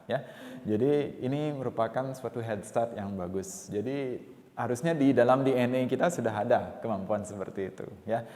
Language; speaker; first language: Indonesian; non-native, local second language; Balinese